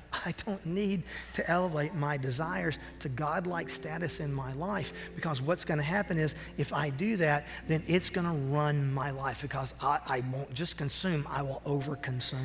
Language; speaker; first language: English; native; English